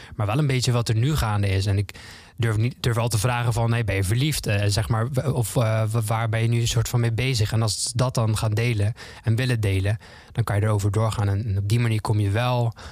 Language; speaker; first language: Dutch; native; Dutch